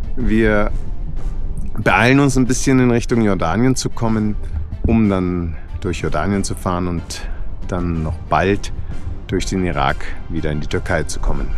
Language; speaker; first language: German; native; German